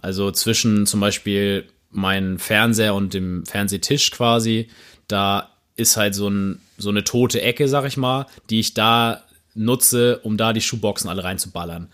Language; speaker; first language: German; native; German